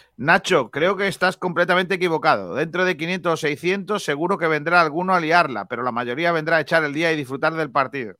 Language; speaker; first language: Spanish; native; Spanish